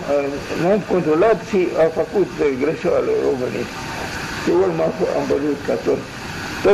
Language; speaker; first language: Romanian; non-native, local second language; German